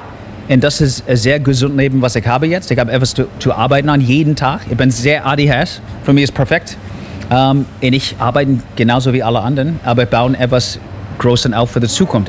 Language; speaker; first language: German; non-native, learner; English